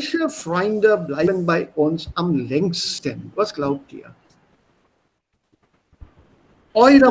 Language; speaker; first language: German; non-native, fluent; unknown